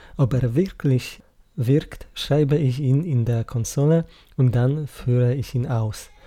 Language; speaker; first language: German; non-native, learner; Polish